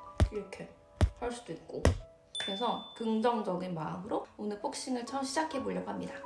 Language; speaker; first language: Korean; native; Korean